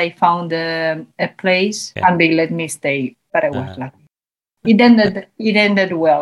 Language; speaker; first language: English; non-native, fluent; Spanish